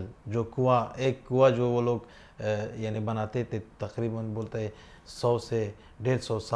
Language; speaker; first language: Hindi; non-native, fluent; Pashto